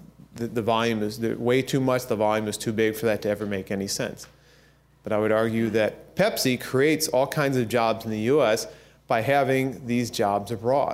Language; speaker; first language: English; native; English